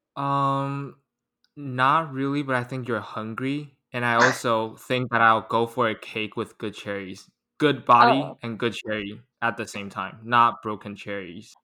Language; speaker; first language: English; non-native, fluent; Chinese